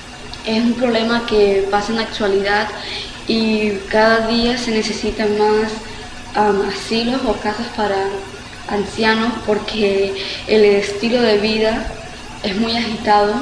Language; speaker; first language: Spanish; early bilingual, heritage; Spanish